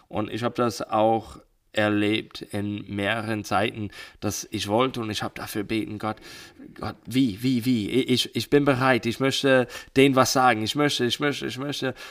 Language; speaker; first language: German; non-native, learner; English